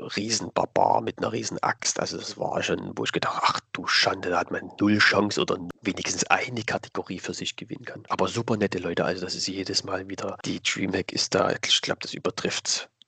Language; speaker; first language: German; native; German